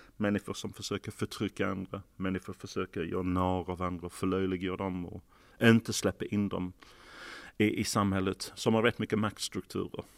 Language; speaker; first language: Swedish; non-native, fluent; English